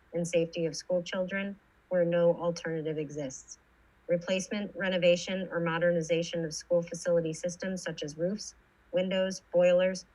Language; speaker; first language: English; native; English